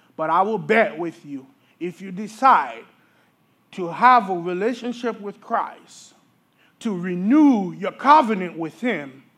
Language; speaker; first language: English; early bilingual, other home language; Haitian Creole